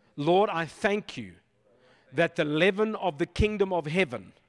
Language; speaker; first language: English; native; English